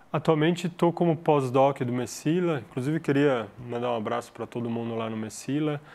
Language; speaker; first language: Portuguese; early bilingual, other home language; Arabic